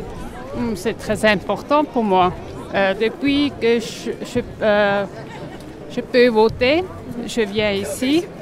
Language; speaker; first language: French; non-native, local second language; German